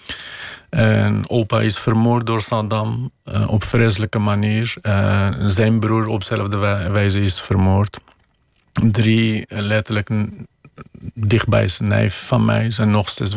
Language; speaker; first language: Dutch; non-native, fluent; Kurdish